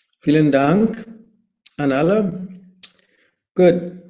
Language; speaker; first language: German; non-native, fluent; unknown